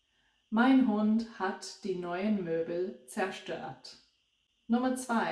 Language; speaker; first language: German; non-native, fluent; English